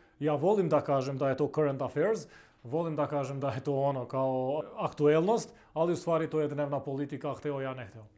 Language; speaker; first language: Serbian; non-native, local second language; Albanian